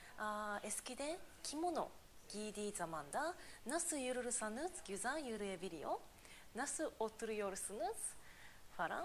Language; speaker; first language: Turkish; non-native, learner; Japanese